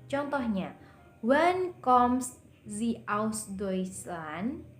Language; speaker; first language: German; non-native, learner; Indonesian